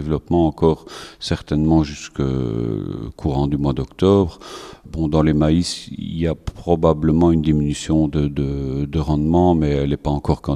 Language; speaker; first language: French; native; French